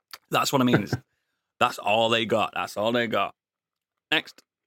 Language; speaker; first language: English; native; English